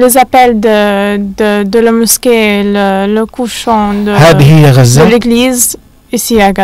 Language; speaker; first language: French; non-native, fluent; Arabic